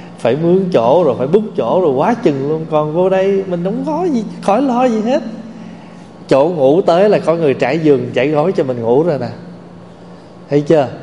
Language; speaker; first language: Vietnamese; native; Vietnamese